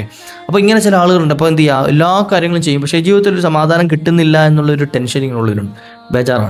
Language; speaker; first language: Malayalam; native; Malayalam